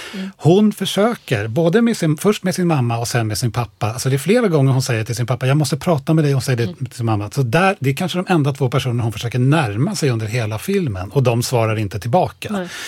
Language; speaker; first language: Swedish; native; Swedish